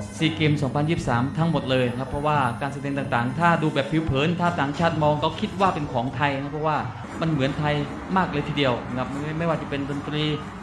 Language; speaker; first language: Thai; non-native, local second language; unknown